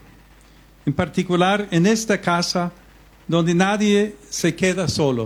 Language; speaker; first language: Spanish; non-native, fluent; English